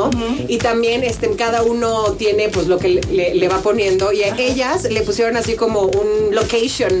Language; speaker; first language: Spanish; native; Spanish